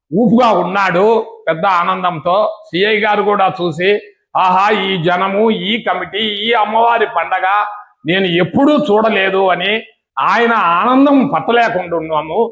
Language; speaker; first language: Telugu; native; Telugu